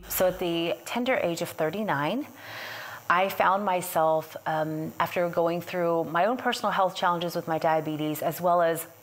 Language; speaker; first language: English; native; English